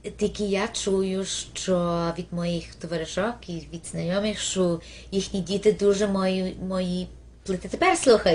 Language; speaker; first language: Ukrainian; early bilingual, heritage; Ukrainian